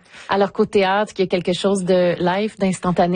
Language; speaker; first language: French; native; French